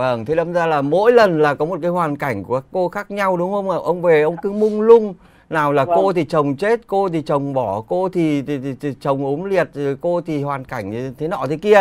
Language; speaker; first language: Vietnamese; native; Vietnamese